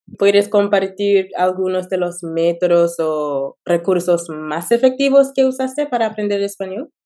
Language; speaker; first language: Spanish; non-native, learner; English